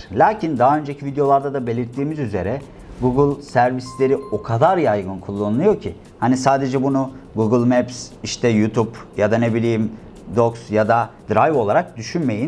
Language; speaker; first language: Turkish; native; Turkish